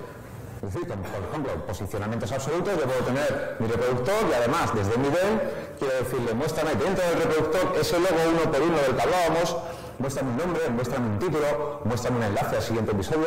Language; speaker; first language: Spanish; native; Spanish